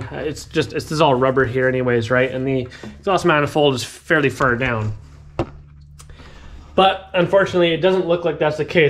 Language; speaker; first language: English; native; English